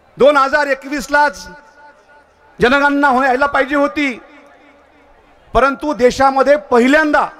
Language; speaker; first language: Marathi; non-native, local second language; Lambadi